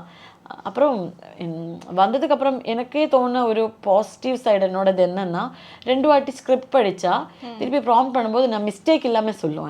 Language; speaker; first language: Tamil; non-native, local second language; Malayalam